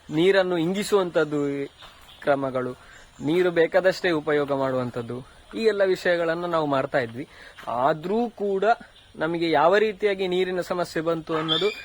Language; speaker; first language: Kannada; non-native, local second language; Tulu